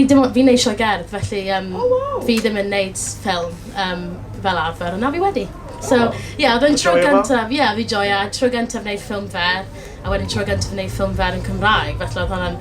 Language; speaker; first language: Welsh; non-native, local second language; English